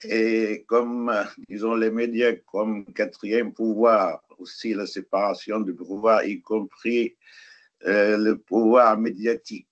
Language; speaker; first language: French; non-native, fluent; Arabic